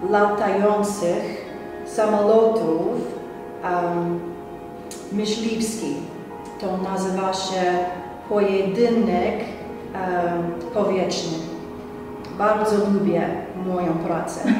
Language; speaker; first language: Polish; non-native, learner; English